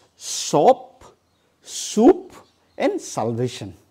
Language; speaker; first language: English; non-native, local second language; Odia